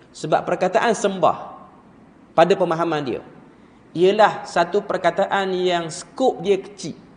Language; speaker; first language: Malay; native; Malay